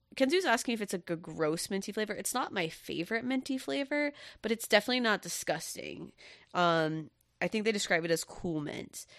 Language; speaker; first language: English; native; English